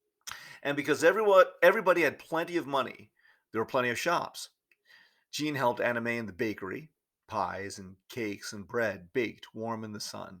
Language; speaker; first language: English; native; English